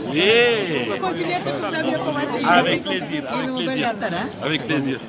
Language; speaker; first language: French; non-native, local second language; Wolof